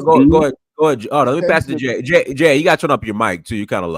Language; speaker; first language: English; native; English